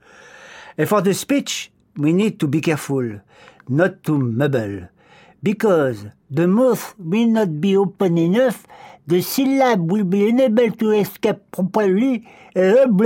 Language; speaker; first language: English; non-native, fluent; French